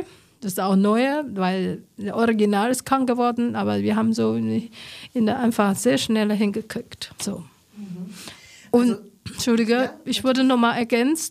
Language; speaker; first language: German; non-native, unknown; Chinese